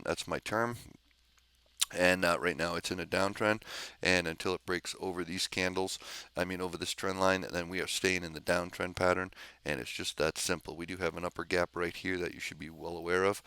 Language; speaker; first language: English; native; English